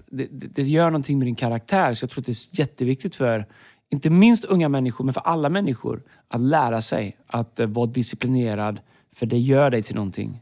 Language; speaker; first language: Swedish; native; Swedish